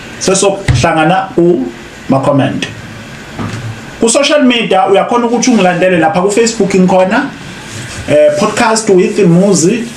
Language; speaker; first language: Zulu; native; Zulu